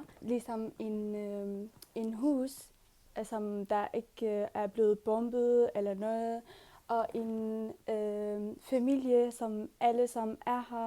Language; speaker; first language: Danish; non-native, learner; Arabic